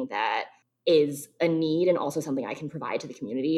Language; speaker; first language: English; early bilingual, other home language; Chinese